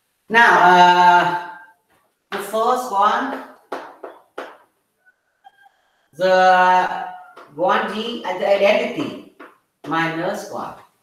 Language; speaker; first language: English; non-native, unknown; Vietnamese